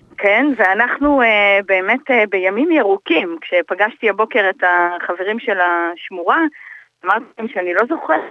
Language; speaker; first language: Hebrew; native; Hebrew